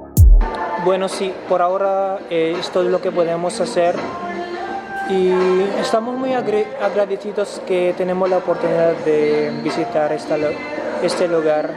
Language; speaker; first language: Spanish; non-native, fluent; Filipino